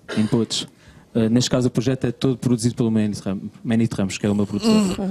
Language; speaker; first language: Portuguese; early bilingual, heritage; Portuguese